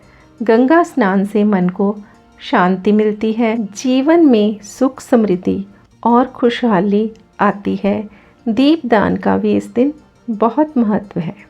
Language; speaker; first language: Hindi; native; Hindi